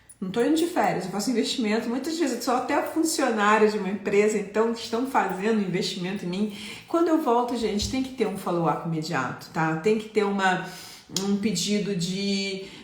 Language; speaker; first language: Portuguese; non-native, fluent; Italian